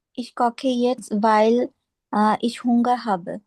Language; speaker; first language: German; non-native, learner; Bangla